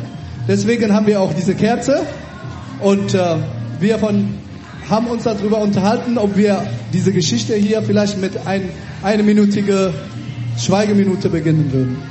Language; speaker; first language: German; early bilingual, other home language; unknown